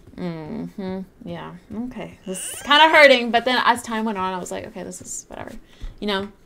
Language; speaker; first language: English; native; English